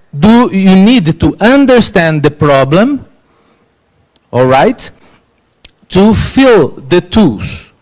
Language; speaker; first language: English; non-native, learner; Portuguese